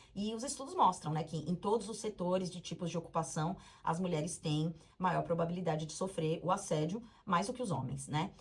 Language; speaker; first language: Portuguese; native; Portuguese